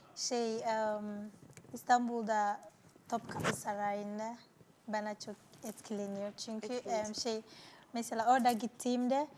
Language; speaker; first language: Turkish; non-native, learner; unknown